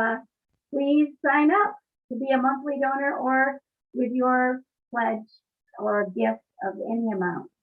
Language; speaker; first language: English; native; English